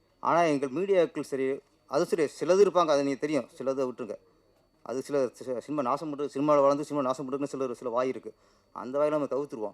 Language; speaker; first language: Tamil; native; Tamil